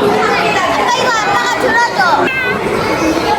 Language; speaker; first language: Korean; early bilingual, other home language; Mongolian